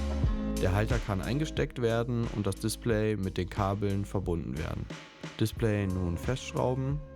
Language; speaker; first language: German; native; German